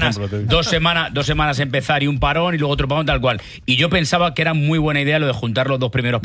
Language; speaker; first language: Spanish; native; Spanish